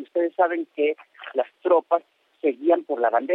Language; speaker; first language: Spanish; native; Spanish